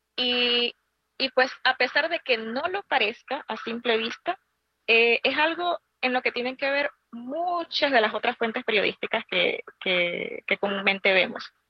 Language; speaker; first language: Spanish; native; Spanish